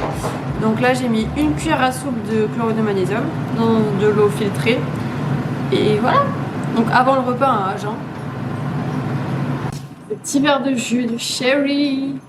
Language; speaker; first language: French; native; French